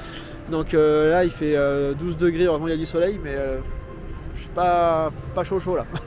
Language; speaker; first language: French; native; French